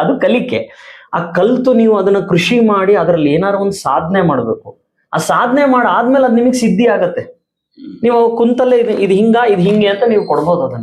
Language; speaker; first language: Kannada; native; Kannada